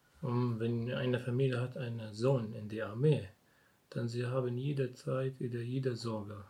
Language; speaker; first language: German; non-native, learner; Arabic